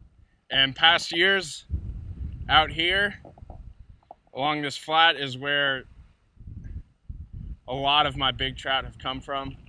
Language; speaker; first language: English; native; English